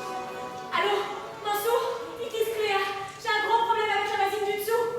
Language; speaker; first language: French; native; French